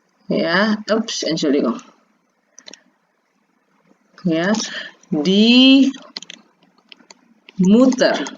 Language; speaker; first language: German; non-native, learner; Indonesian